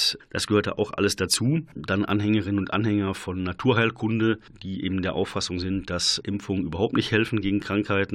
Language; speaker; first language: German; native; German